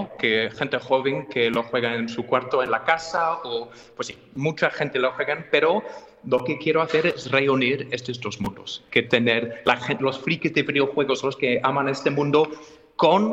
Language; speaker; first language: Spanish; non-native, fluent; English